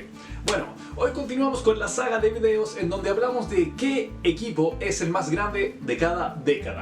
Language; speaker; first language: Spanish; native; Spanish